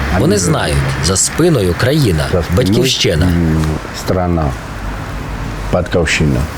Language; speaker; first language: Ukrainian; non-native, fluent; Georgian